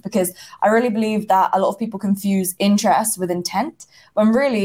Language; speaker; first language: English; native; English